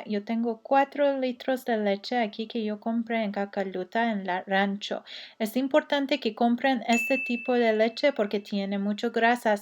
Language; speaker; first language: Spanish; non-native, learner; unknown